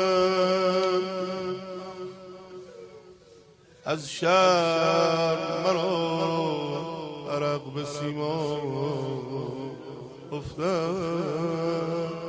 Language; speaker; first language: Persian; native; Persian